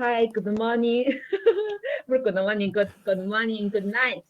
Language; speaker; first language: English; non-native, learner; Chinese